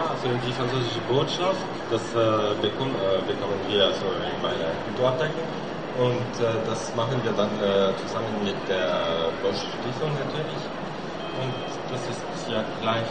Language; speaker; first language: German; non-native, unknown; French